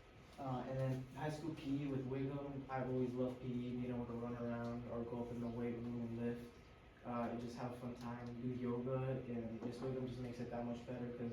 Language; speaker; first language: English; early bilingual, other home language; Spanish